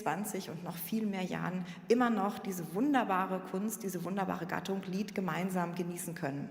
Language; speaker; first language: German; native; German